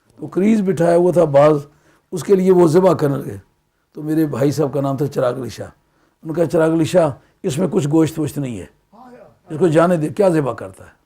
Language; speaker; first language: Urdu; non-native, local second language; Punjabi